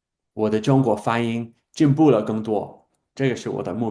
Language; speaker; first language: Chinese; non-native, fluent; English